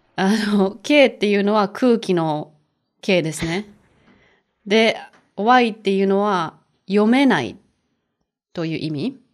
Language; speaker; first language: Japanese; native; Japanese